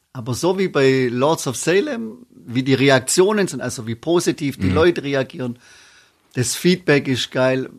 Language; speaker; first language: German; native; German